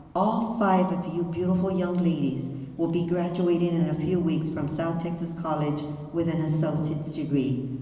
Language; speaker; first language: English; early bilingual, other home language; Spanish